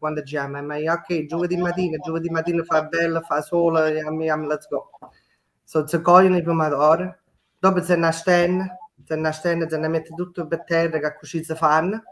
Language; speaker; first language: Italian; early bilingual, heritage; English